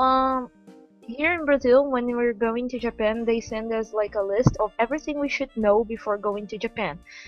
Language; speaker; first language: English; non-native, fluent; Portuguese